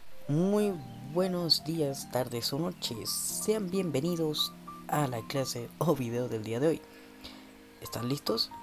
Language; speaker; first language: Spanish; native; Spanish